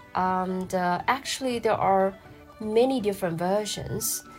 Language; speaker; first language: English; non-native, fluent; Chinese